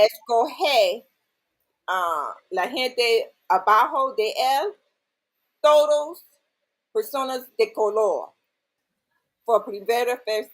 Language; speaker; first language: Spanish; non-native, learner; English